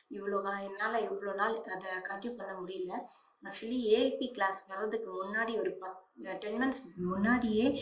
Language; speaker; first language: Tamil; non-native, local second language; Hindi